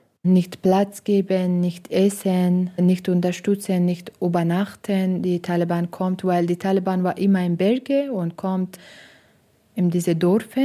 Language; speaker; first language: German; non-native, learner; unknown